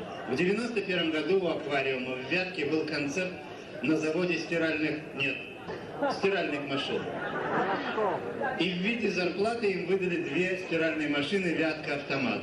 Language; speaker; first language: Russian; native; Russian